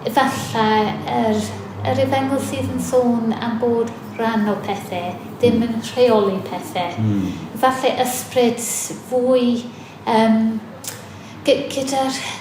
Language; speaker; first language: Welsh; non-native, fluent; English